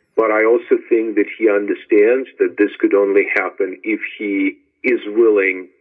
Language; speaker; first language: English; non-native, fluent; Ukrainian